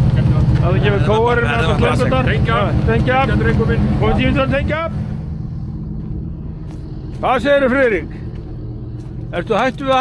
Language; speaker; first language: Icelandic; native; Icelandic